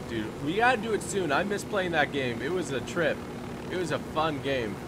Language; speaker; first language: English; native; English